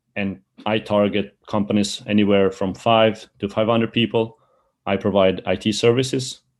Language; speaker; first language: English; early bilingual, other home language; Albanian